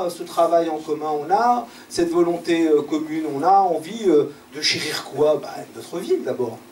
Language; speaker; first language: French; native; French